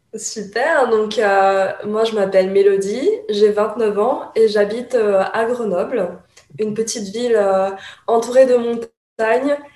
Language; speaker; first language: French; early bilingual, other home language; Chinese